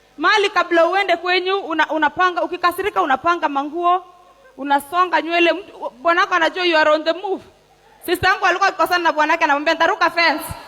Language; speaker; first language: Swahili; non-native, local second language; Kalenjin